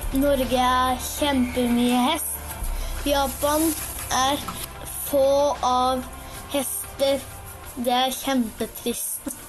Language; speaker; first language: Norwegian; early bilingual, heritage; Japanese